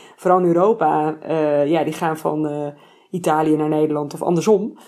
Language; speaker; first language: Dutch; native; Dutch